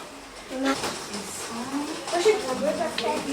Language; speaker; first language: French; native; French